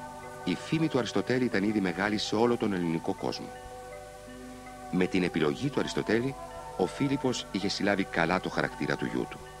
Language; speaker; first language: Greek; native; Greek